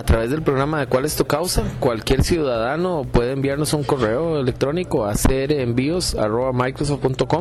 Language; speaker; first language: Spanish; native; Spanish